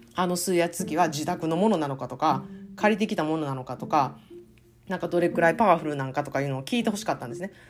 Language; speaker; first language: Japanese; native; Japanese